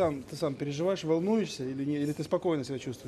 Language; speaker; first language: Russian; native; Russian